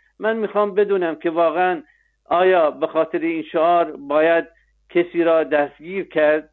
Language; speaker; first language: Persian; non-native, local second language; Arabic